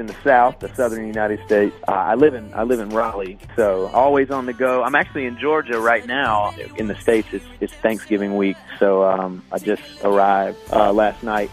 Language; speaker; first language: English; native; English